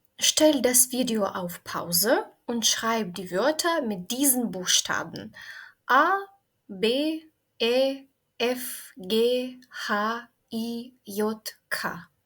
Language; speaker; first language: German; non-native, fluent; Ukrainian